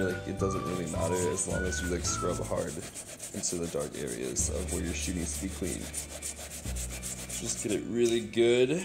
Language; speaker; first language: English; native; English